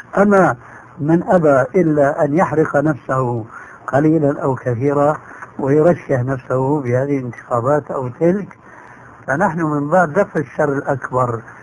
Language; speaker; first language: Arabic; early bilingual, other home language; Albanian